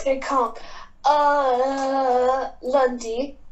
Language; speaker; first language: French; non-native, learner; English